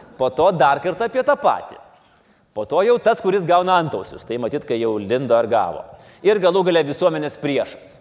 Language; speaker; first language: Lithuanian; native; Lithuanian